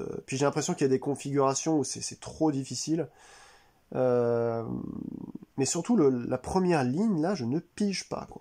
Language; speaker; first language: French; native; French